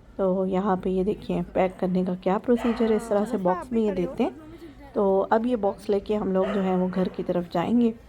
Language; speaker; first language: Urdu; native; Urdu